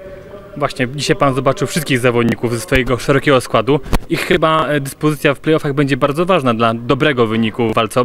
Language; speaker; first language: Polish; native; Polish